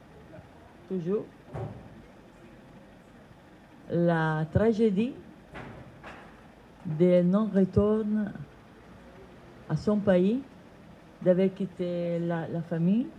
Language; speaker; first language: French; non-native, fluent; Italian